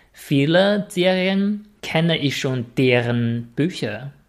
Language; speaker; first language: German; non-native, fluent; Chinese